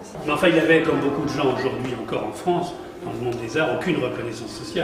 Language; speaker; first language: French; native; French